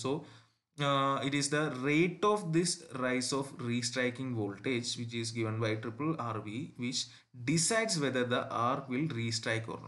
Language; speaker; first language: English; non-native, local second language; Malayalam